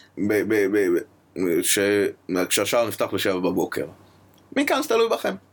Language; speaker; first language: Hebrew; native; Hebrew